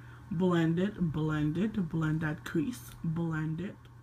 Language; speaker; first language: English; early bilingual, other home language; Spanish